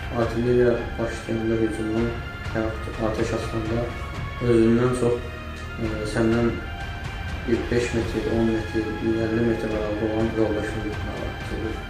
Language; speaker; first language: Azerbaijani; native; Azerbaijani